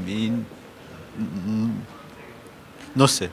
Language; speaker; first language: Spanish; non-native, learner; Ukrainian